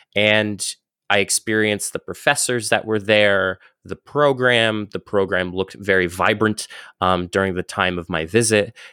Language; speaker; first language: English; native; English